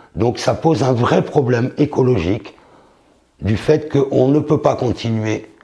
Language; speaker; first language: French; native; French